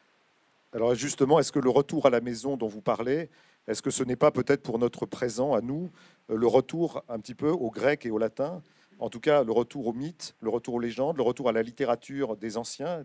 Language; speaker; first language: French; native; French